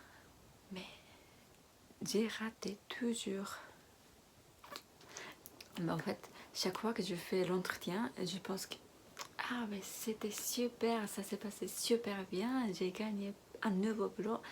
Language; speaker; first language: French; non-native, learner; Japanese